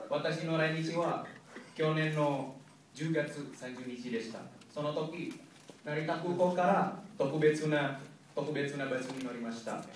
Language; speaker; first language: Japanese; non-native, learner; Indonesian